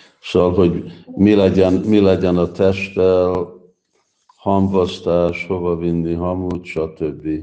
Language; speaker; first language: Hungarian; early bilingual, heritage; Hungarian